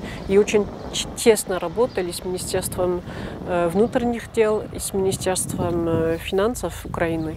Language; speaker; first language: Russian; non-native, fluent; French